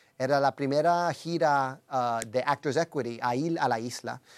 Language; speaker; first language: Spanish; early bilingual, heritage; Spanish